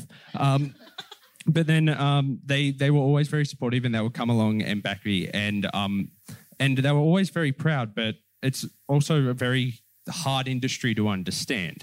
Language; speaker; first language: English; native; English